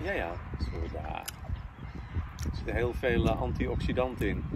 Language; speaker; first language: Dutch; native; Dutch